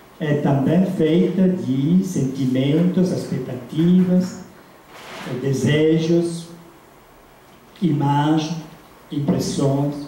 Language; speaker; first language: Portuguese; non-native, fluent; Italian